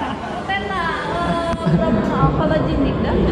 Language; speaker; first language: Russian; non-native, learner; Indonesian